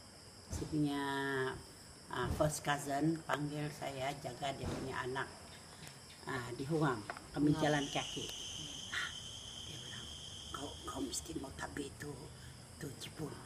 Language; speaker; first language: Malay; non-native, local second language; Central Dusun